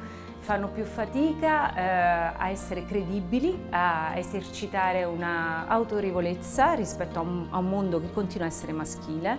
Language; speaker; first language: Italian; native; Italian